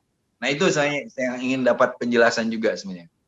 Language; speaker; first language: Indonesian; native; Indonesian